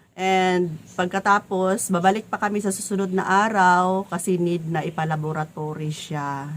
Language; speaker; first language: Filipino; native; Filipino